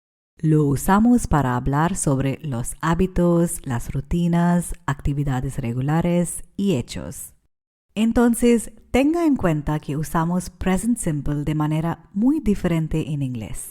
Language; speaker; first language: Spanish; non-native, fluent; English